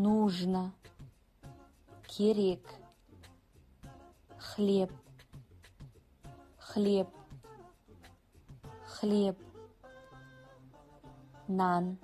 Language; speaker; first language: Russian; non-native, fluent; Kazakh